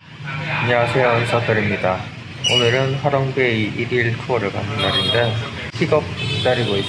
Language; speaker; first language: Korean; native; Korean